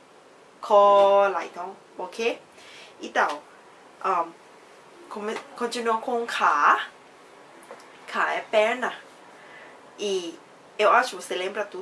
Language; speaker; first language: Portuguese; non-native, fluent; Thai